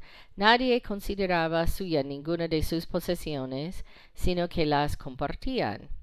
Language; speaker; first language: Spanish; non-native, fluent; English